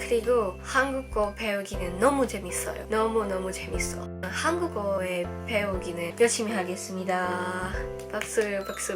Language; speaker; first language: Korean; non-native, learner; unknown